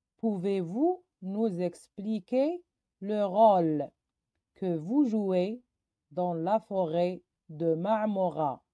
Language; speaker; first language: French; non-native, local second language; Arabic